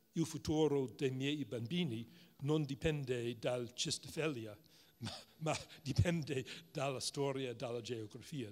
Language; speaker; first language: Italian; non-native, fluent; English